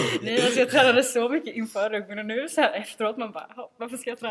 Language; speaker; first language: Swedish; native; Swedish